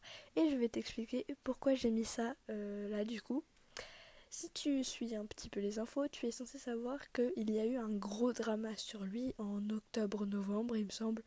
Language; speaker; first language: French; native; French